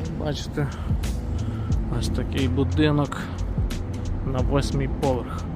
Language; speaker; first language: Ukrainian; native; Ukrainian